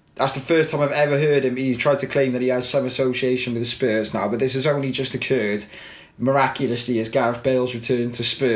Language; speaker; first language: English; native; English